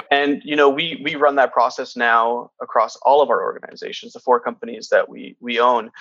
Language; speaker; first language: English; native; English